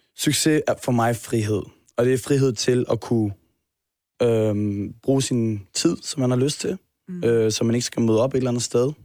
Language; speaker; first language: Danish; native; Danish